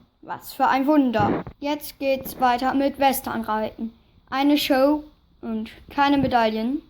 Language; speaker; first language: German; native; German